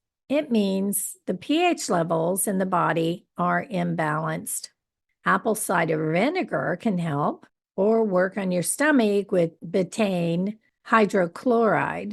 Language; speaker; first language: English; native; English